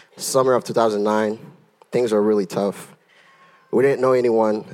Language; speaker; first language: English; early bilingual, other home language; Haitian Creole